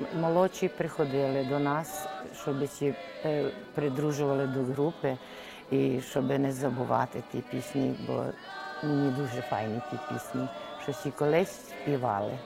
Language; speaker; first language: Ukrainian; early bilingual, heritage; Ukrainian